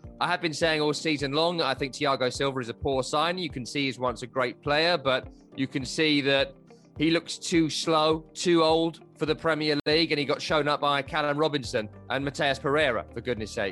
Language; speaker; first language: English; native; English